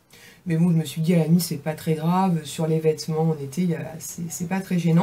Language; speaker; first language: French; native; French